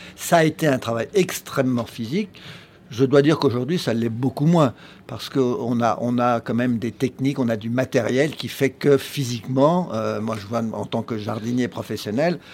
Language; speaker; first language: French; native; French